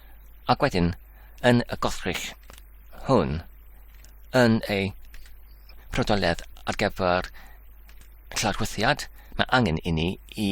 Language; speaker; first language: Welsh; non-native, learner; English